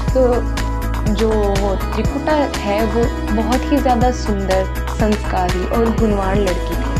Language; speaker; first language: Hindi; native; Hindi